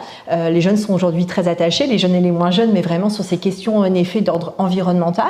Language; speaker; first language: French; native; French